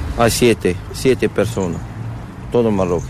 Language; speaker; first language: Spanish; non-native, learner; Arabic